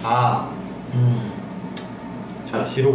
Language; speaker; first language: Korean; native; Korean